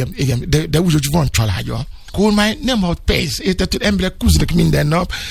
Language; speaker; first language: Hungarian; non-native, learner; Yoruba